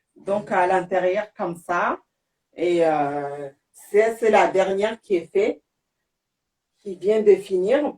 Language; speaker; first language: French; non-native, local second language; Bambara